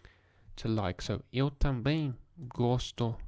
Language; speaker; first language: Portuguese; non-native, learner; English